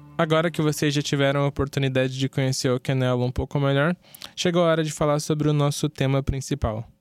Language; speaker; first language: Portuguese; native; Portuguese